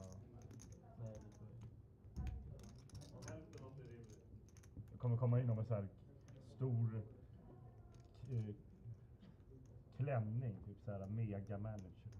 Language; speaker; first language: Swedish; native; Swedish